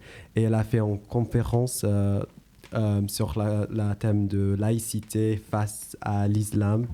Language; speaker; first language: French; non-native, learner; English